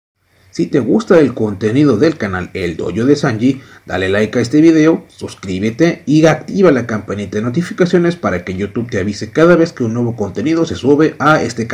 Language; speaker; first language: Spanish; native; Spanish